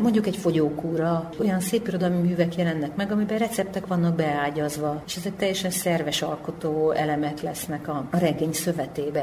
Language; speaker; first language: Hungarian; native; Hungarian